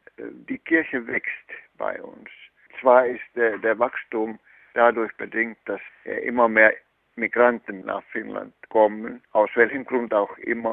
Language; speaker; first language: German; non-native, fluent; Finnish